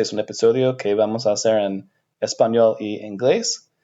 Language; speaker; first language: Spanish; non-native, fluent; English